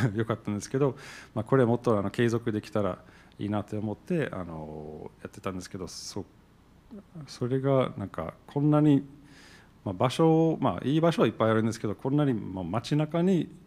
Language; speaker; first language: Japanese; non-native, fluent; English